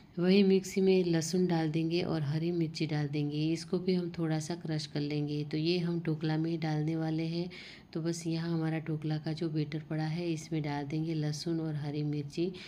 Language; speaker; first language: Hindi; non-native, local second language; Gujarati